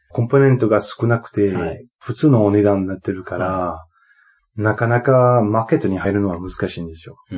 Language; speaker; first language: Japanese; non-native, fluent; French